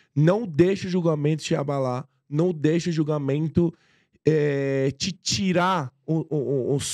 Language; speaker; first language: Portuguese; non-native, fluent; Persian